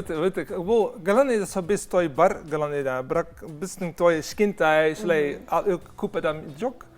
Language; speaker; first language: Kazakh; non-native, learner; Dutch